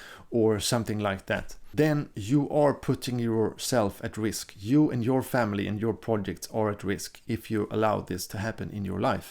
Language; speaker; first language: English; non-native, fluent; Swedish